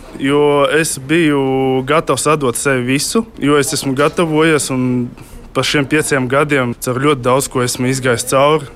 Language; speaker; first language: Latvian; native; Latvian